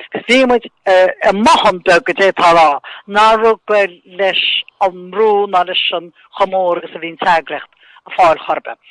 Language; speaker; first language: Irish; native; Irish